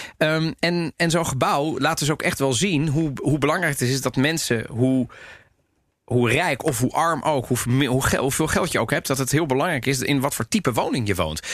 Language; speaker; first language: Dutch; native; Dutch